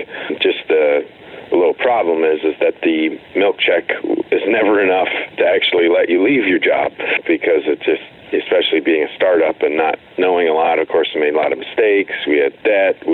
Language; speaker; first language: English; native; English